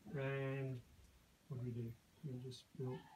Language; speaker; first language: English; native; English